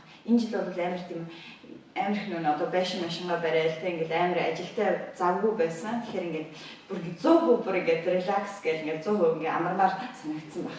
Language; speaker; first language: Mongolian; native; Mongolian